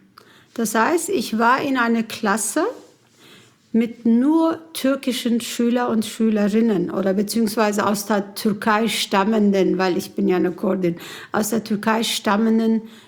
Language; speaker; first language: German; early bilingual, other home language; Kurdish